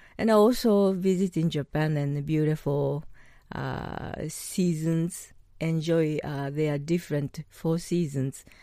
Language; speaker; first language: English; non-native, learner; Japanese